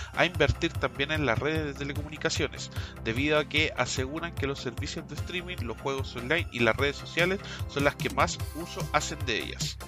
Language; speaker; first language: Spanish; native; Spanish